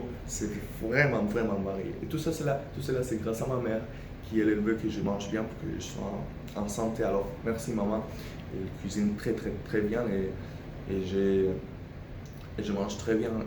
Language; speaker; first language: French; non-native, fluent; Spanish